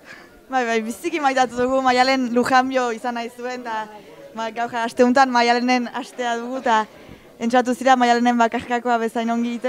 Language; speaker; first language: Basque; native; Basque